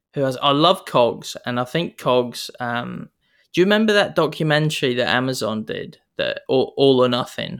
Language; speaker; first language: English; native; English